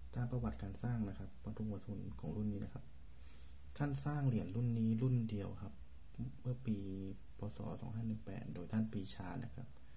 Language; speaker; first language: Thai; native; Thai